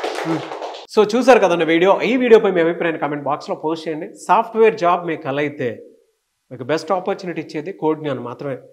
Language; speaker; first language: Telugu; native; Telugu